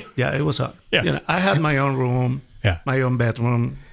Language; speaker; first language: English; non-native, fluent; Spanish